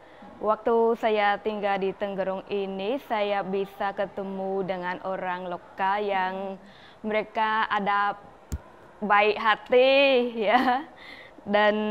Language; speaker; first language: Indonesian; non-native, learner; Khmer